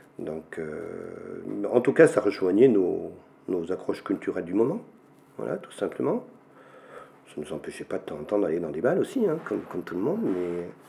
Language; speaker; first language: French; native; French